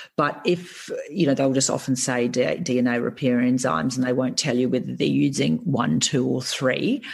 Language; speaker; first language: English; native; English